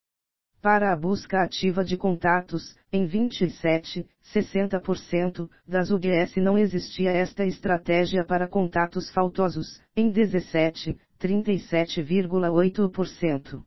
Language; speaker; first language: Portuguese; native; Portuguese